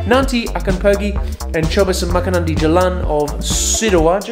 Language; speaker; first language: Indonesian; non-native, learner; English